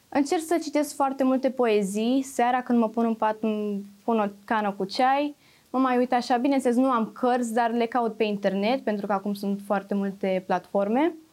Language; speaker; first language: Romanian; native; Romanian